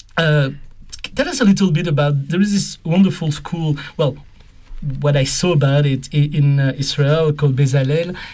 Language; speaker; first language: English; non-native, fluent; French